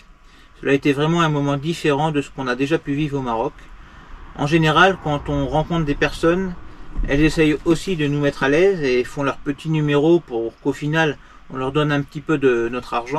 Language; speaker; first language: French; native; French